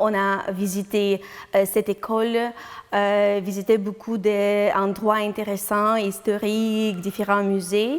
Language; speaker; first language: French; non-native, learner; Ukrainian